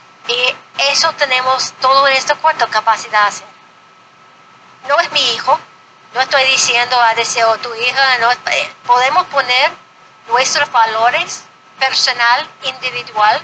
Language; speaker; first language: Spanish; non-native, fluent; English